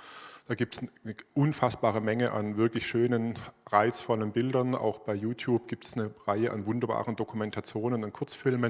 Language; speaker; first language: German; native; German